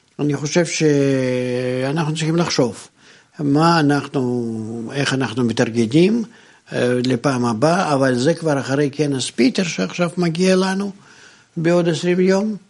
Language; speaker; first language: Hebrew; non-native, fluent; Russian